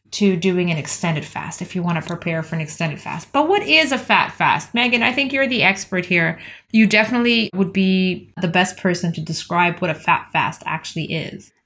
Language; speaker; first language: English; native; English